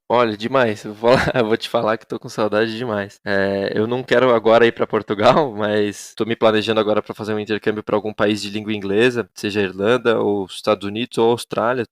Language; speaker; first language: Portuguese; native; Portuguese